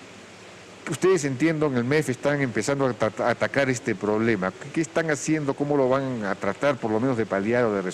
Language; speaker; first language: Spanish; native; Spanish